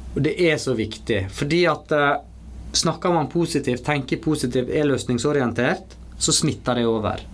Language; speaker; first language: Norwegian; native; Norwegian